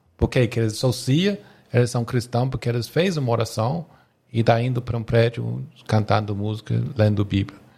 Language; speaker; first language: Portuguese; non-native, fluent; English